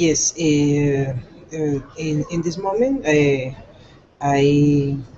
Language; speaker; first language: English; non-native, learner; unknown